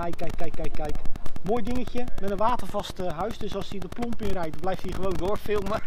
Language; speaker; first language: Dutch; native; Dutch